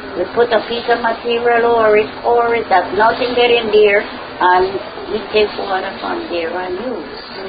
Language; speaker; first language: English; native; English